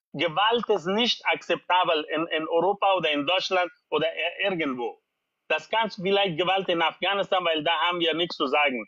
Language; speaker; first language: German; non-native, learner; Persian